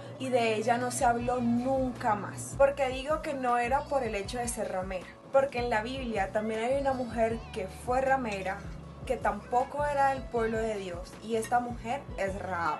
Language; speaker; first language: Spanish; native; Spanish